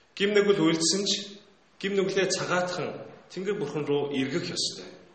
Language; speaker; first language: Mongolian; native; Mongolian